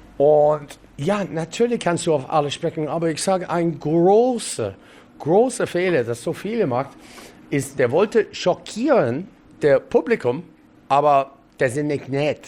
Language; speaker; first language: German; non-native, learner; English